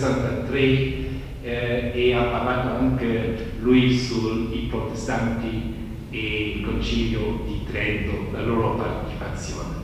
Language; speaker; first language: Italian; non-native, fluent; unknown